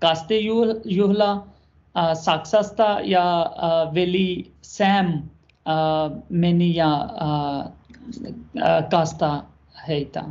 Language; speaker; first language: Finnish; non-native, learner; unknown